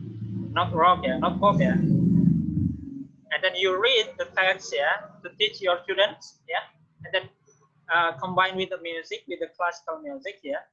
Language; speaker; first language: English; non-native, fluent; Indonesian